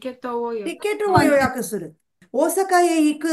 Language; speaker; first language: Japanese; non-native, fluent; Tamil